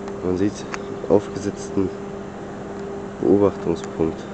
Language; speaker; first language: German; native; German